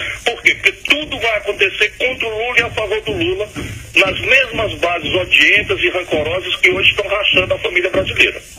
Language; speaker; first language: Portuguese; native; Portuguese